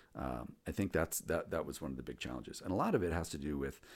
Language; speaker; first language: English; native; English